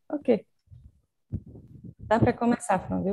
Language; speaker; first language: Portuguese; non-native, fluent; French